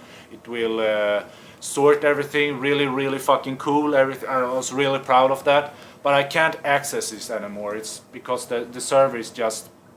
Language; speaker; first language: English; non-native, fluent; Swedish